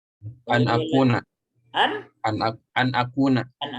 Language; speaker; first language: Arabic; non-native, learner; Indonesian